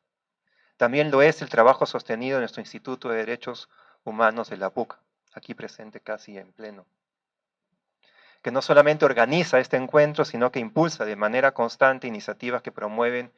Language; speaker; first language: Spanish; native; Spanish